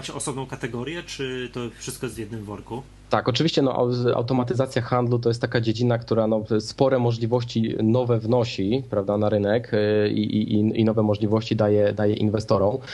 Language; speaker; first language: Polish; native; Polish